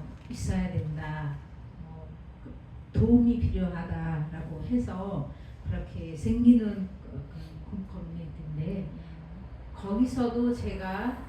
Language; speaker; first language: Korean; non-native, fluent; Nepali